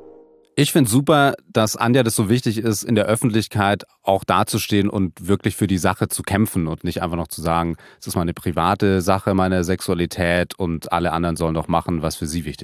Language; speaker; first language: German; native; German